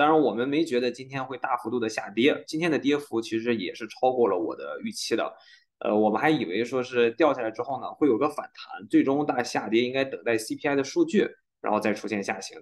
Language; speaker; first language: Chinese; native; Chinese